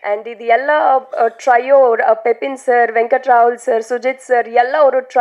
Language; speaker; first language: Tamil; non-native, learner; Telugu